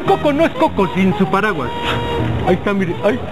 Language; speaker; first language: Spanish; native; Spanish